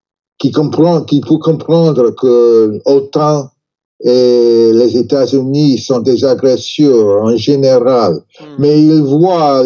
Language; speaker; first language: French; non-native, learner; English